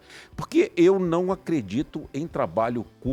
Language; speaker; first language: Portuguese; native; Portuguese